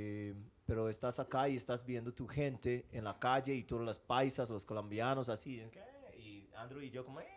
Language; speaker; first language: Spanish; non-native, fluent; English